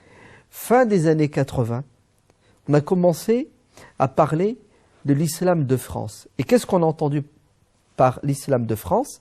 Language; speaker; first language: French; early bilingual, other home language; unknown